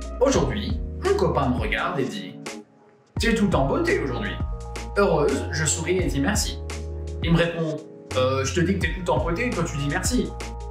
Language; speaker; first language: French; native; French